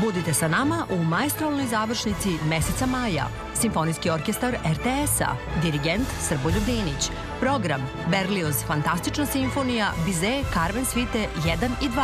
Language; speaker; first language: Serbian; native; Serbian